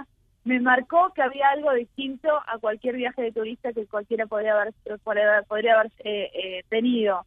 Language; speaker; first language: Spanish; native; Spanish